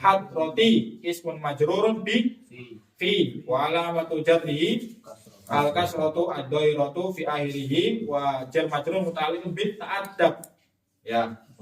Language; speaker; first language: Arabic; non-native, fluent; Indonesian